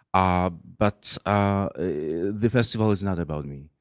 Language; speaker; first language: English; non-native, fluent; Polish